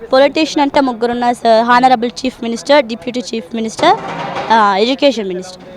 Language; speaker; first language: Telugu; native; Telugu